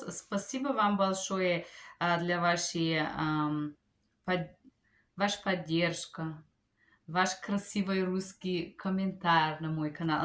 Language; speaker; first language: Russian; non-native, fluent; Bulgarian